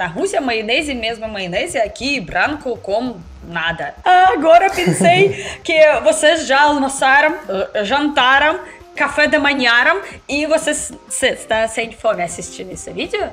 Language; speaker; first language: Portuguese; non-native, learner; Russian